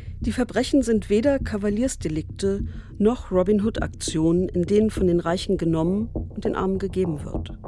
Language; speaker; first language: German; native; German